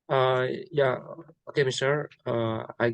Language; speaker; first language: English; non-native, learner; Indonesian